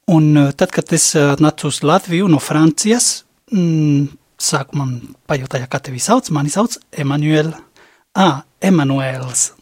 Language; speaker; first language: Latvian; non-native, fluent; Spanish